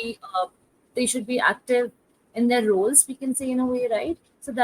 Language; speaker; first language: English; non-native, local second language; Hindi